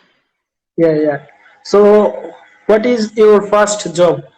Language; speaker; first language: English; non-native, learner; Bangla